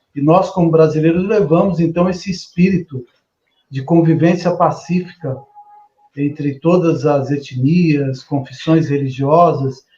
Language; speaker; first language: Portuguese; native; Portuguese